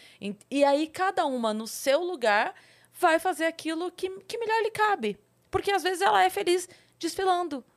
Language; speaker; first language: Portuguese; native; Portuguese